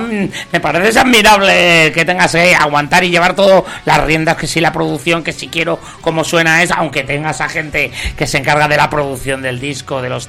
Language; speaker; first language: Spanish; native; Spanish